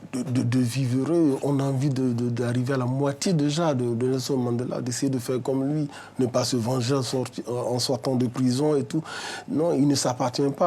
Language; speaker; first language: French; native; French